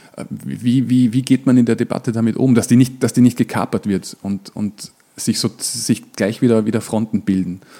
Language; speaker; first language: German; native; German